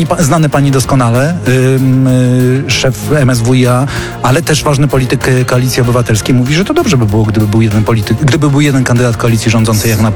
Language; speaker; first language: Polish; native; Polish